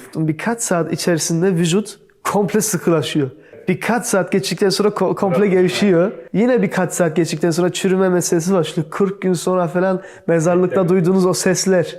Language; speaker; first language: Turkish; early bilingual, heritage; Turkish